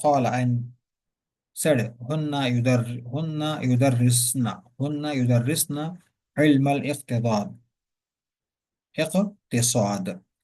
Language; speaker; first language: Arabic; non-native, fluent; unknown